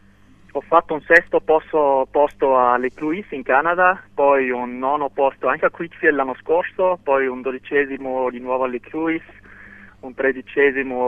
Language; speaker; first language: Italian; non-native, local second language; German